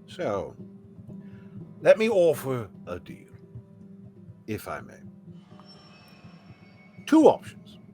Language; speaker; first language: English; native; English